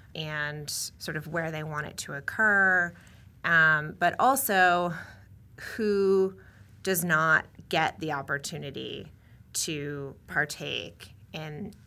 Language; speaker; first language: English; native; English